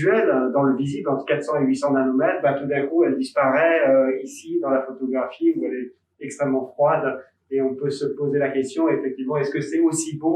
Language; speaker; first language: French; native; French